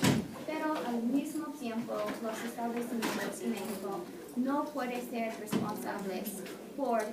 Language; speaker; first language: Spanish; non-native, learner; English